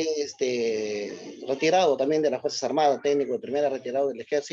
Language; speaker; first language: Spanish; native; Spanish